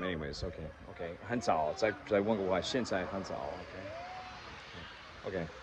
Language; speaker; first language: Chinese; non-native, learner; English